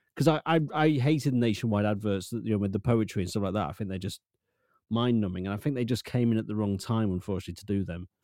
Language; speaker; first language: English; native; English